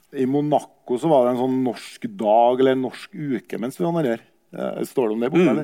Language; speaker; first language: Norwegian; native; Norwegian